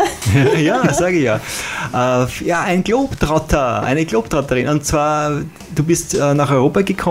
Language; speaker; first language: German; native; German